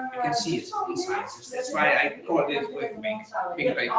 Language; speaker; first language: English; non-native, fluent; Dutch